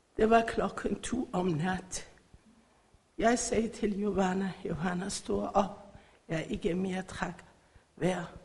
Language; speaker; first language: Danish; non-native, learner; Persian